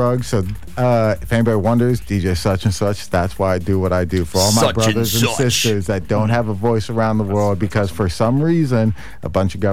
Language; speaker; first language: English; native; English